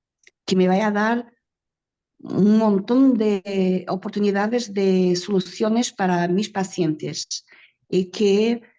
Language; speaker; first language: Spanish; non-native, learner; Portuguese